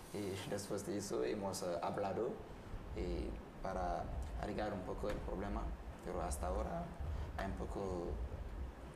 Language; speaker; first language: Spanish; non-native, learner; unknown